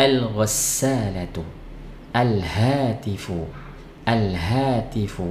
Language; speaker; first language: Arabic; non-native, fluent; Indonesian